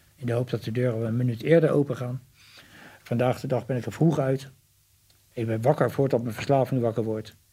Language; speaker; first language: Dutch; native; Dutch